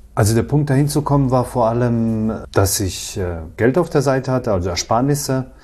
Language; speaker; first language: German; native; German